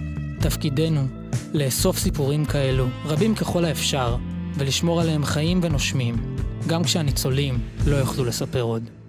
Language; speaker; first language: Hebrew; native; Hebrew